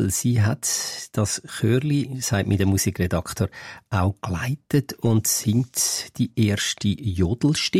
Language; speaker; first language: German; native; German